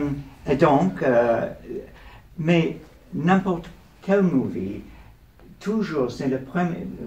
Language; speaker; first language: French; non-native, learner; English